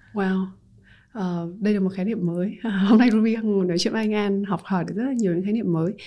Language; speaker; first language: Vietnamese; native; Vietnamese